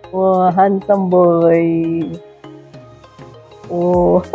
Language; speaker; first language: English; non-native, local second language; Filipino